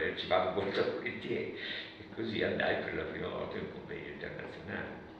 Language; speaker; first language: Italian; early bilingual, other home language; Russian